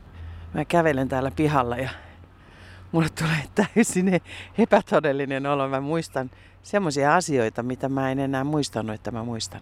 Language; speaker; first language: Finnish; early bilingual, heritage; Finnish